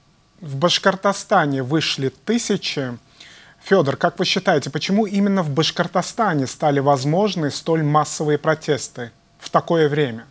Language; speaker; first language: Russian; native; Russian